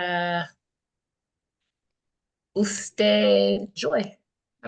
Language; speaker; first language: Spanish; non-native, learner; English